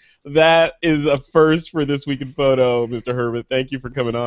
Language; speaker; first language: English; native; English